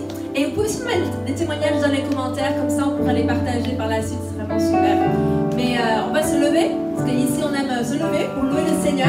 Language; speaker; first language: French; native; French